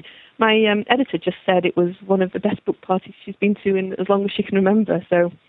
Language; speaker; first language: English; native; English